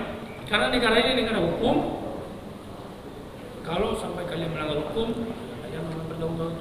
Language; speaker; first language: Indonesian; non-native, local second language; Tetum